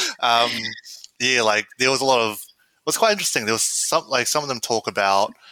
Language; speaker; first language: English; native; English